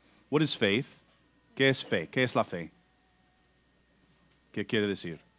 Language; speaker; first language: Spanish; non-native, fluent; English